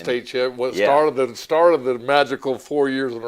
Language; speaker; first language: English; native; English